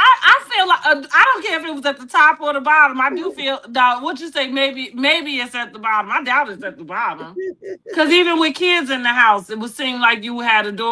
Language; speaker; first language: English; native; English